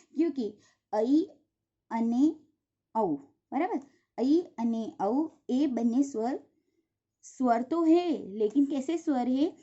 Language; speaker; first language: Hindi; non-native, local second language; Gujarati